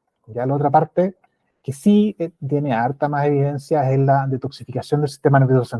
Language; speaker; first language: Spanish; native; Spanish